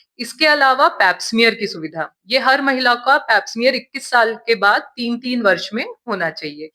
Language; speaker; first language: Hindi; native; Hindi